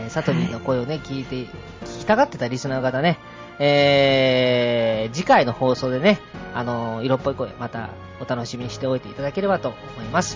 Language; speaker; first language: Japanese; native; Japanese